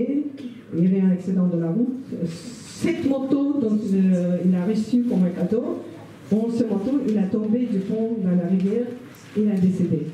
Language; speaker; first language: French; non-native, learner; Chechen